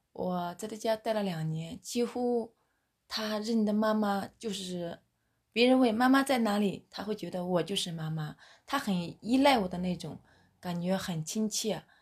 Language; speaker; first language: Chinese; native; Chinese